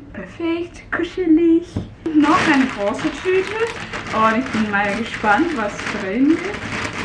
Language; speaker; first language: German; non-native, fluent; Cantonese